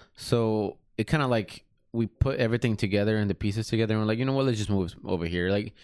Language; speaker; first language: English; early bilingual, other home language; Spanish